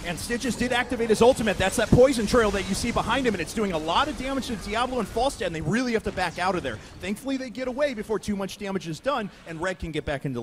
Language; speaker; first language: English; native; English